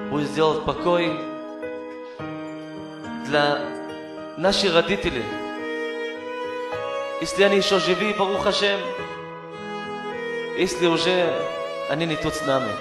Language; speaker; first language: Russian; non-native, learner; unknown